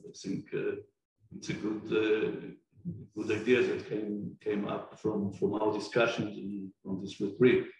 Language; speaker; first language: English; non-native, fluent; Hebrew